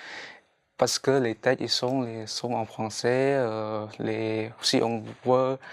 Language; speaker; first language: French; non-native, fluent; Khmer